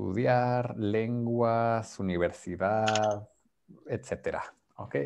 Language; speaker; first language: Spanish; non-native, fluent; English